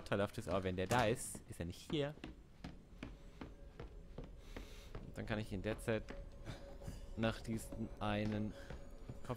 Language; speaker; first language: German; native; German